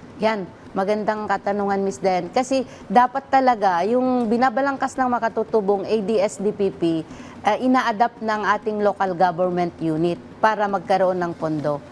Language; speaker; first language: Filipino; non-native, local second language; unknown